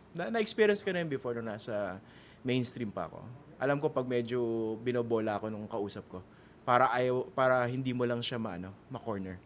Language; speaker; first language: Filipino; native; Filipino